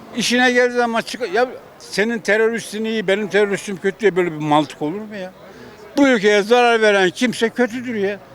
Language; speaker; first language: Turkish; native; Turkish